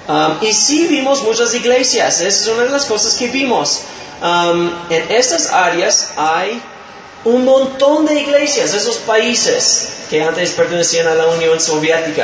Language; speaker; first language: Spanish; non-native, fluent; English